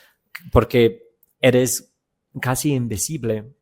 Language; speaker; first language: Spanish; non-native, fluent; English